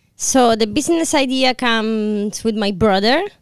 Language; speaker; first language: English; non-native, fluent; Italian